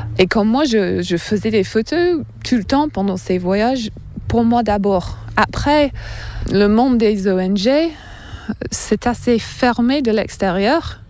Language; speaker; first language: French; non-native, fluent; English